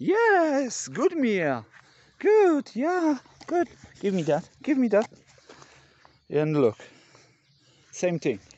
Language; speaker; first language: English; non-native, learner; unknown